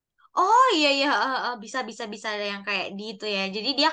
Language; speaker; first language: Indonesian; native; Indonesian